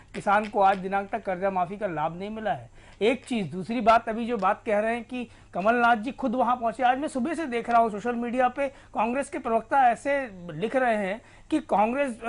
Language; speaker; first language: Hindi; native; Hindi